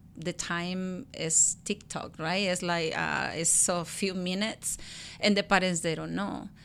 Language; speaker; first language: English; non-native, learner; Spanish